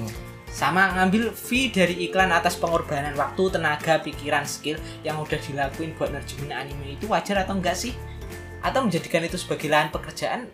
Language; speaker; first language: Indonesian; native; Indonesian